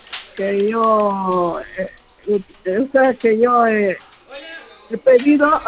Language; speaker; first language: Spanish; non-native, local second language; Quechua